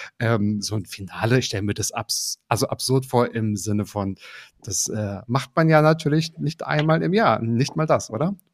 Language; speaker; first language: German; native; German